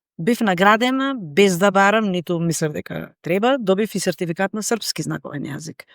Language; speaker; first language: Macedonian; native; Macedonian